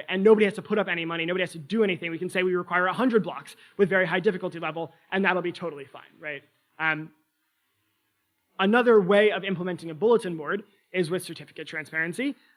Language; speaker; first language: English; native; English